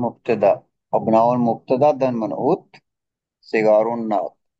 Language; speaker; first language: Arabic; non-native, fluent; Malay